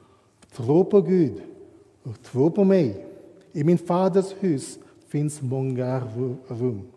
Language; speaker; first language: Swedish; non-native, fluent; English